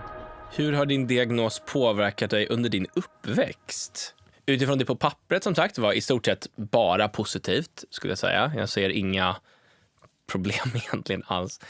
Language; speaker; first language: Swedish; native; Swedish